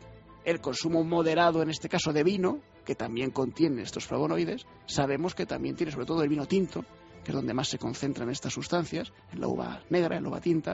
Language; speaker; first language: Spanish; native; Spanish